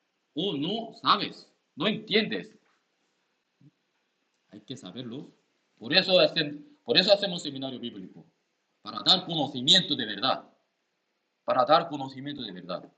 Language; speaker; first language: Spanish; non-native, learner; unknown